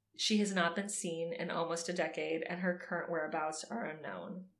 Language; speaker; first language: English; native; English